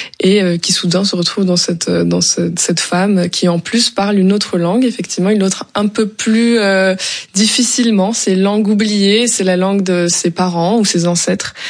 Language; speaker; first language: French; non-native, local second language; Arabic